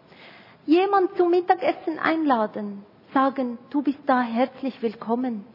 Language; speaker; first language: German; non-native, fluent; Arabic